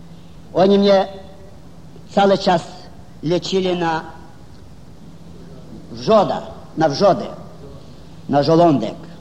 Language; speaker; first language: Polish; non-native, fluent; Ukrainian